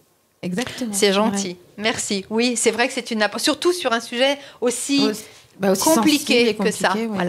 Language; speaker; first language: French; native; French